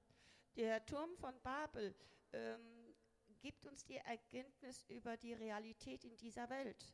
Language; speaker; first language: German; non-native, fluent; Spanish